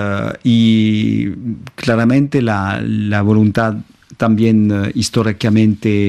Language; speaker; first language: Spanish; non-native, fluent; French